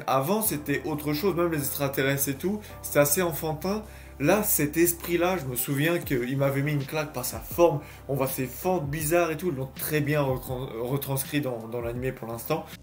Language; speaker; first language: French; native; French